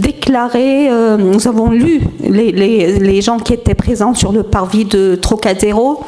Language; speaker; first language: French; non-native, fluent; Arabic